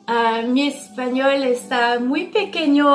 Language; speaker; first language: Spanish; non-native, learner; French